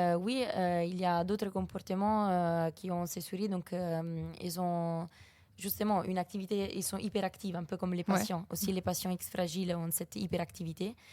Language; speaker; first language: French; non-native, fluent; Italian